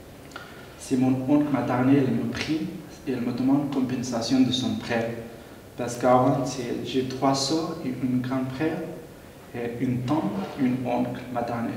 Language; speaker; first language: French; non-native, learner; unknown